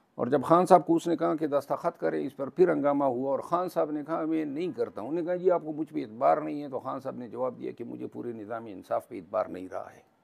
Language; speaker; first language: Urdu; non-native, local second language; Pashto